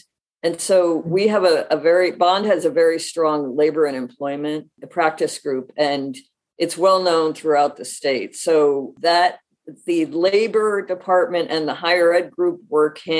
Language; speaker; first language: English; native; English